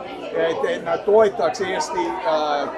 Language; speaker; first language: Estonian; early bilingual, heritage; Estonian